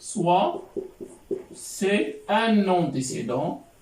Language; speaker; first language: French; non-native, local second language; Arabic